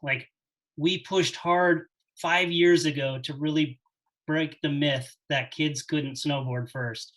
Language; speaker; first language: English; native; English